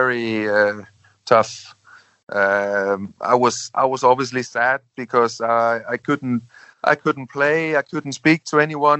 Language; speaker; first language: English; non-native, fluent; Danish